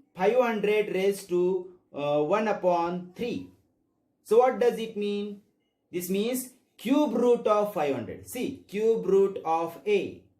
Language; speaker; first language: English; non-native, local second language; Marathi